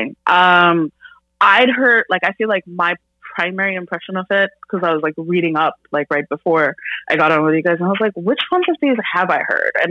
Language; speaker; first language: English; non-native, local second language; Bangla